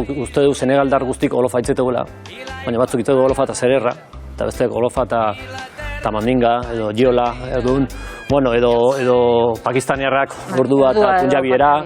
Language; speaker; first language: Basque; native; Basque